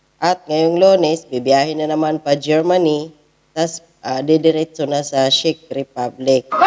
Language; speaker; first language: Filipino; native; Filipino